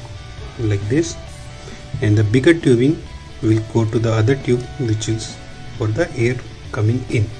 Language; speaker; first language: English; non-native, local second language; Hindi